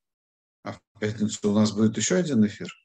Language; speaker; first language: Russian; native; Russian